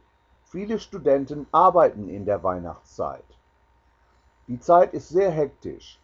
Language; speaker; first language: German; non-native, learner; English